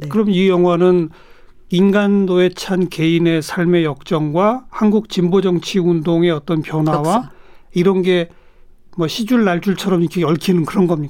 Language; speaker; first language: Korean; native; Korean